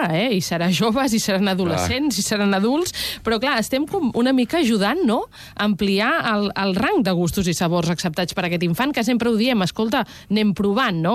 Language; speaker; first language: Catalan; native; Catalan